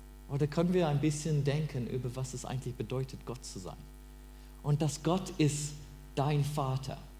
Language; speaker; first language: German; non-native, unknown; English